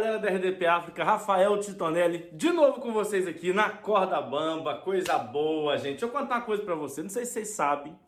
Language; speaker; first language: Portuguese; native; Portuguese